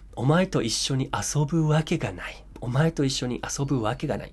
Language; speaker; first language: Japanese; non-native, fluent; English